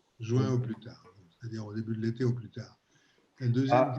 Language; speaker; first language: French; native; French